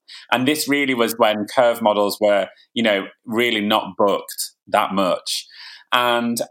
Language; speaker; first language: English; native; English